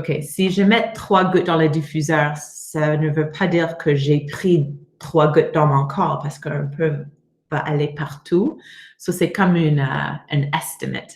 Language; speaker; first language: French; non-native, learner; English